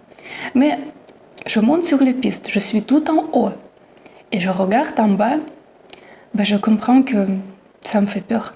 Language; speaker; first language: French; non-native, fluent; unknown